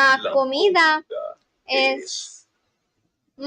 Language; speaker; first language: Spanish; non-native, learner; Bangla